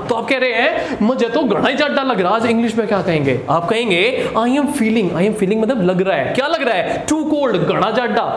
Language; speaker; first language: Hindi; native; Hindi